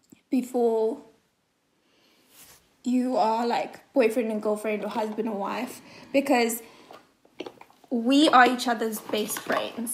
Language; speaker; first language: English; non-native, local second language; Afrikaans